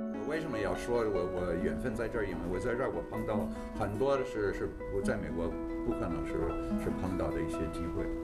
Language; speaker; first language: Chinese; non-native, fluent; English